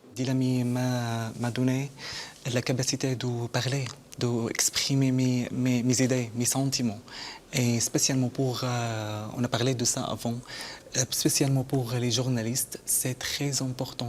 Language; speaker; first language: French; non-native, learner; Arabic